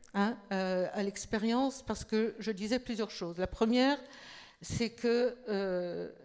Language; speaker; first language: French; native; French